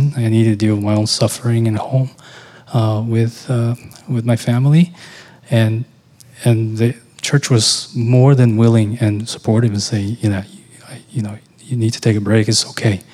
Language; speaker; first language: English; non-native, fluent; Portuguese